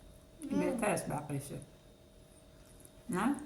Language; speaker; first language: Persian; native; Persian